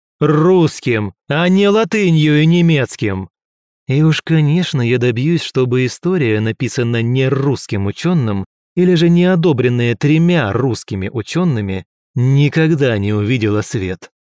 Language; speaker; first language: Russian; native; Russian